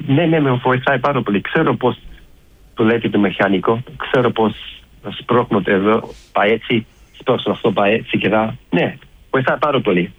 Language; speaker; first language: Greek; early bilingual, heritage; Greek